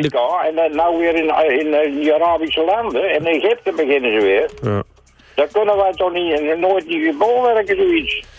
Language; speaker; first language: Dutch; native; Dutch